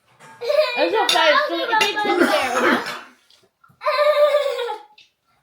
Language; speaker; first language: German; non-native, learner; Filipino